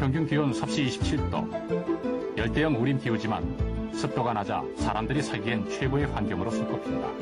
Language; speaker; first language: Korean; native; Korean